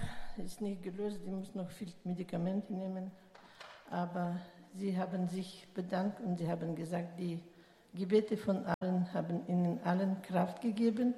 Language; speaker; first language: German; non-native, local second language; Russian